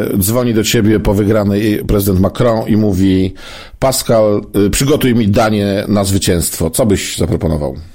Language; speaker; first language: Polish; native; Polish